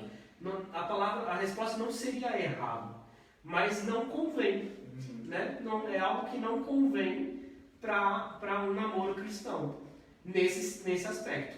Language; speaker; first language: Portuguese; native; Portuguese